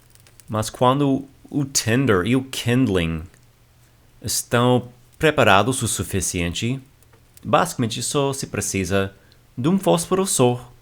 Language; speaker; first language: Portuguese; non-native, fluent; English